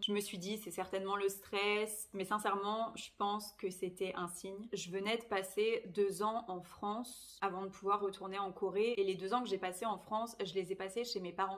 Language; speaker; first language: French; native; French